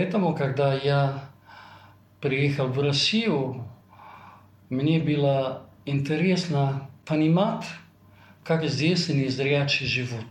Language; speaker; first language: Russian; non-native, fluent; Italian